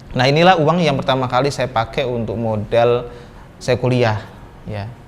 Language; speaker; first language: Indonesian; native; Indonesian